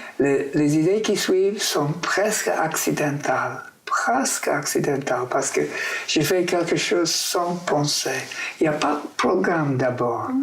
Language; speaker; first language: French; non-native, fluent; English